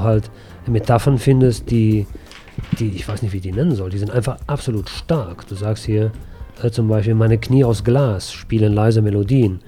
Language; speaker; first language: German; native; German